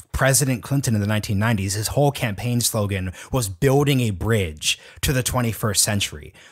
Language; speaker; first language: English; native; English